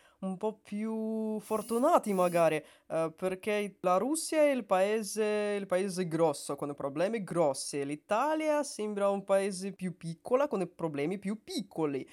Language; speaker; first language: Italian; non-native, learner; Russian